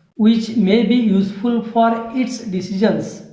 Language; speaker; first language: English; non-native, local second language; Marathi